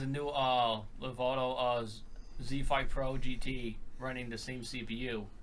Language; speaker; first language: English; native; English